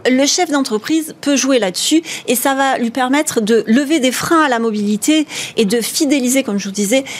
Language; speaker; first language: French; native; French